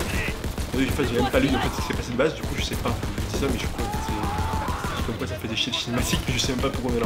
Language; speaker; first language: French; native; French